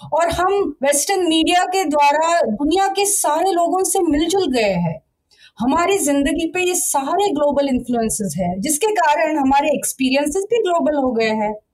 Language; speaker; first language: Hindi; non-native, local second language; Marathi